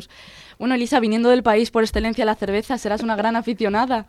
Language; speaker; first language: Spanish; native; Spanish